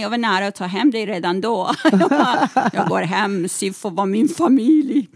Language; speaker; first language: Swedish; non-native, fluent; Persian